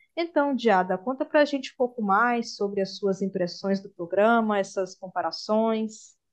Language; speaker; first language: Portuguese; native; Portuguese